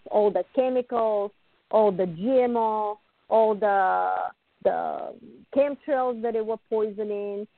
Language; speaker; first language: English; non-native, fluent; Bulgarian